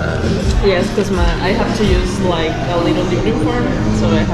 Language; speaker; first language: English; non-native, learner; Spanish